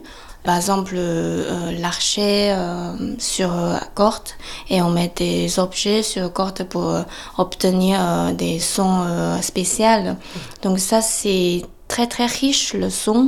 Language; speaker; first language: French; non-native, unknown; Chinese